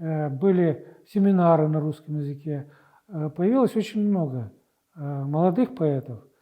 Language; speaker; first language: Russian; native; Russian